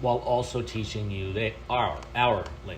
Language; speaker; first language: English; native; English